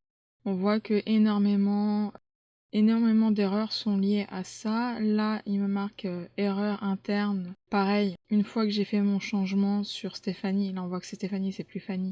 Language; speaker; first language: French; native; French